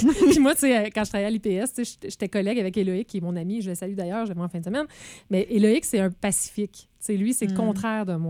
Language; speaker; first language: French; native; French